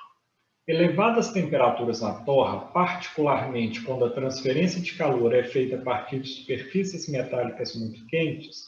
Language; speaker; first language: Portuguese; native; Portuguese